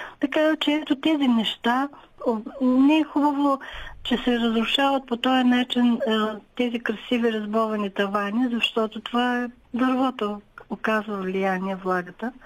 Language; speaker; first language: Bulgarian; native; Bulgarian